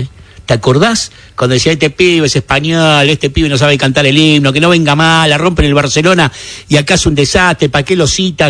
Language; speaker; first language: Spanish; native; Spanish